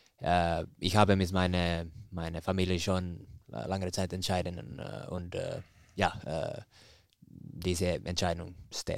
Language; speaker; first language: German; non-native, fluent; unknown